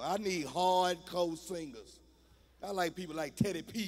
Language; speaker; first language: English; native; English